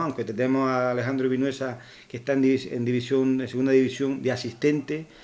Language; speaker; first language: Spanish; native; Spanish